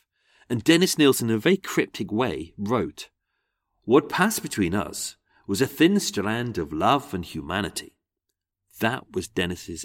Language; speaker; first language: English; native; English